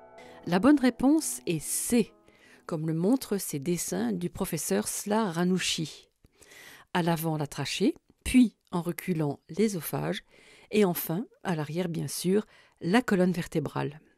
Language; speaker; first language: French; native; French